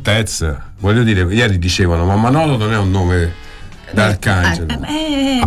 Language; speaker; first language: Italian; native; Italian